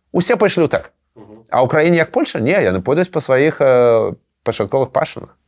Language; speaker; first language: Belarusian; non-native, local second language; Russian